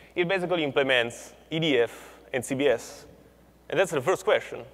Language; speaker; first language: English; non-native, fluent; Italian